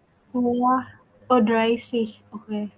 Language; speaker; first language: German; non-native, learner; Indonesian